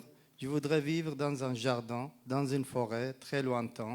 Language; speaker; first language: French; non-native, fluent; Arabic